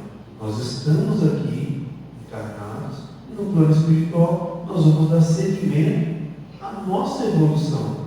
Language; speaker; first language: Portuguese; native; Portuguese